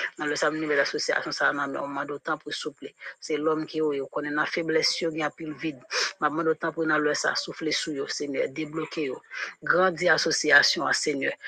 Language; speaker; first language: French; non-native, local second language; Haitian Creole